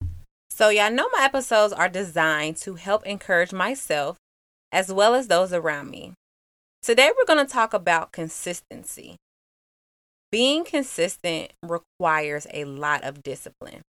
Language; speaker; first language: English; native; English